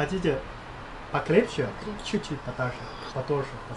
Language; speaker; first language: Russian; non-native, learner; Chinese